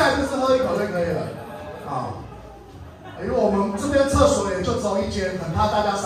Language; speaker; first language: Chinese; native; Chinese